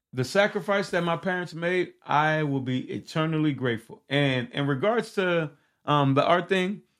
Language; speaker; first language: English; early bilingual, other home language; Haitian Creole